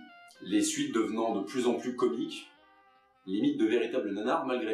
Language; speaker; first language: French; native; French